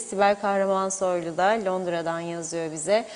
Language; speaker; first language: Turkish; native; Turkish